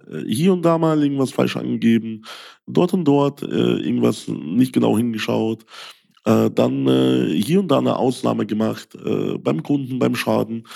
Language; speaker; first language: German; early bilingual, other home language; Russian